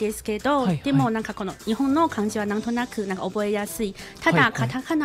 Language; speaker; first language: Japanese; non-native, fluent; Chinese